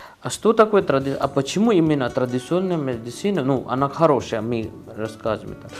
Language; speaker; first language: Russian; non-native, learner; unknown